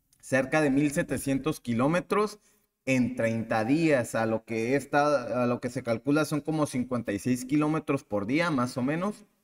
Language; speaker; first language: Spanish; native; Spanish